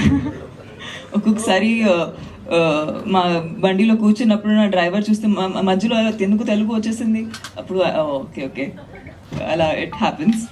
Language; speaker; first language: Telugu; non-native, fluent; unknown